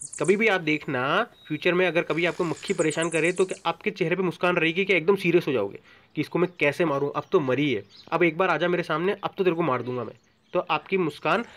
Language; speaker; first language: Hindi; native; Hindi